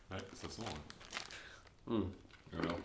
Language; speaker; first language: French; native; French